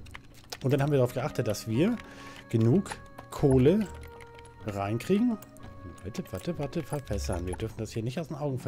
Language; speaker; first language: German; native; German